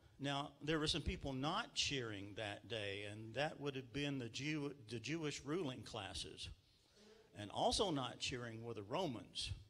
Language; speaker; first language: English; native; English